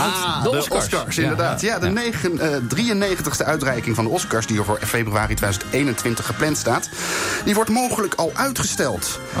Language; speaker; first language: Dutch; native; Dutch